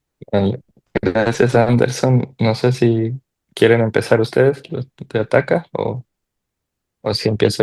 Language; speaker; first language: Spanish; native; Spanish